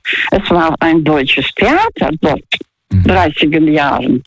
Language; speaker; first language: German; non-native, fluent; Russian